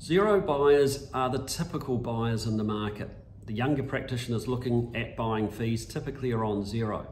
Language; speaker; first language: English; native; English